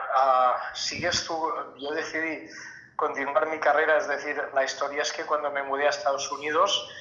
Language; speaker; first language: Spanish; native; Spanish